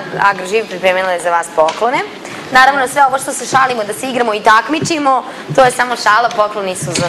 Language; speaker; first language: Croatian; native; Croatian